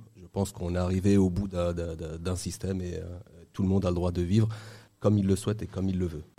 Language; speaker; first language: French; native; French